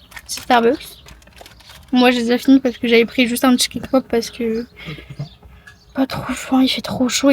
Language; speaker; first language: French; native; French